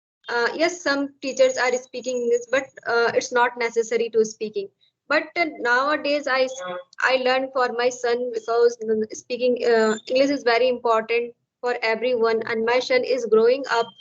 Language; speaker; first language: English; non-native, learner; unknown